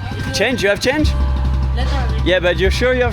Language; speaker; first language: English; non-native, learner; French